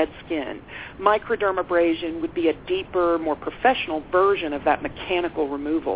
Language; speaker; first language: English; native; English